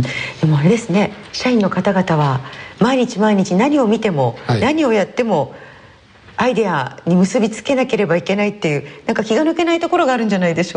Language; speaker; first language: Japanese; native; Japanese